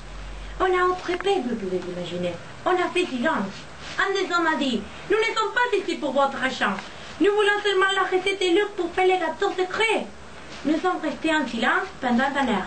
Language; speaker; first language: French; non-native, learner; Spanish